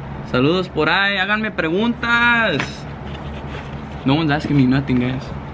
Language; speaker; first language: Spanish; early bilingual, heritage; Spanish